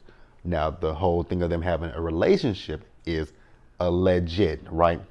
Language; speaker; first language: English; native; English